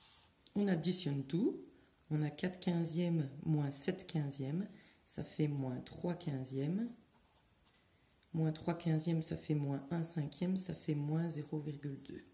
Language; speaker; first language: French; native; French